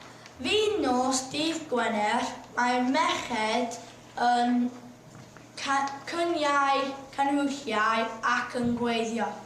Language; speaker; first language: Welsh; non-native, learner; English